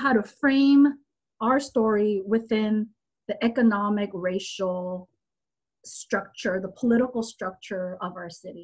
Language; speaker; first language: English; early bilingual, other home language; Korean